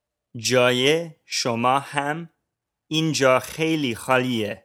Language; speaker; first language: Persian; non-native, learner; English